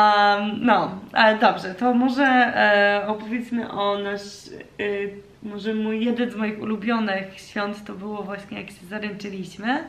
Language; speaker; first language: Polish; early bilingual, heritage; Polish